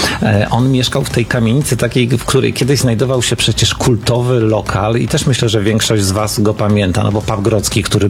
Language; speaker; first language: Polish; native; Polish